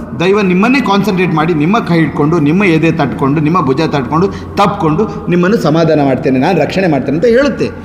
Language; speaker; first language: Kannada; non-native, local second language; Tulu